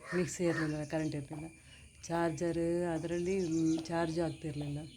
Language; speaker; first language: Kannada; non-native, local second language; Tulu